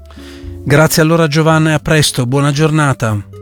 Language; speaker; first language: Italian; native; Italian